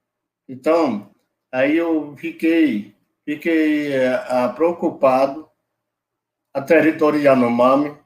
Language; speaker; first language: Portuguese; non-native, local second language; Yanomámi